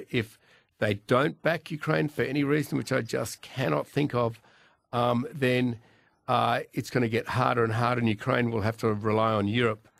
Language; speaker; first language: English; native; English